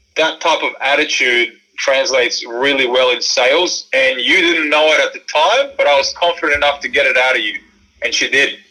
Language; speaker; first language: English; early bilingual, other home language; Croatian